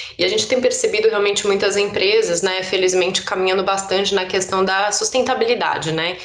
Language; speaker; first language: Portuguese; native; Portuguese